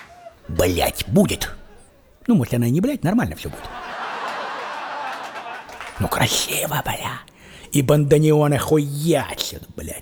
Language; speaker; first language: Russian; native; Russian